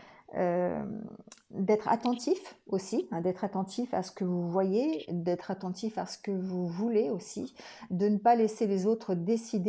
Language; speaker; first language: French; native; French